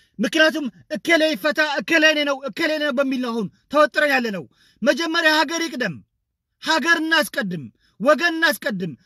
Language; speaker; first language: Amharic; non-native, local second language; Tigrinya